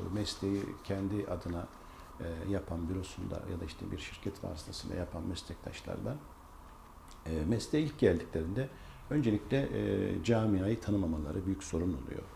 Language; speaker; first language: Turkish; native; Turkish